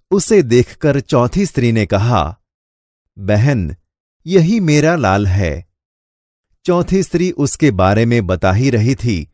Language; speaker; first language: Hindi; non-native, local second language; Gujarati